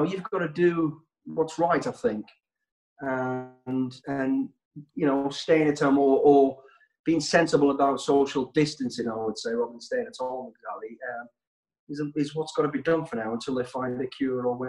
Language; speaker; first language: English; native; English